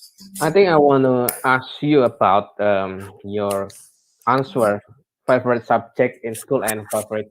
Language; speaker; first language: English; non-native, learner; Indonesian